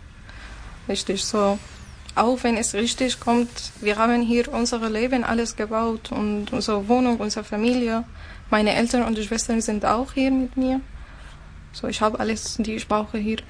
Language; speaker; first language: German; non-native, fluent; Arabic